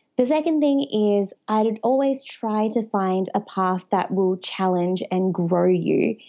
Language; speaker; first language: English; native; English